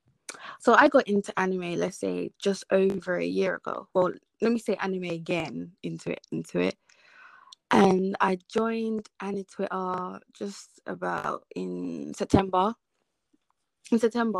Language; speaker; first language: English; native; English